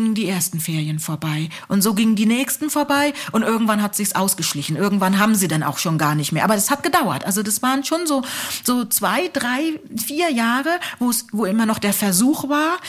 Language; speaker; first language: German; early bilingual, other home language; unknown